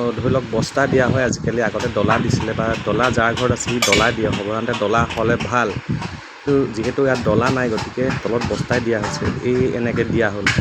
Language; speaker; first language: Assamese; native; Assamese